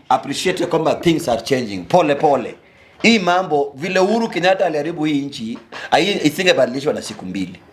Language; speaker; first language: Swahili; non-native, local second language; Luo (Kenya and Tanzania)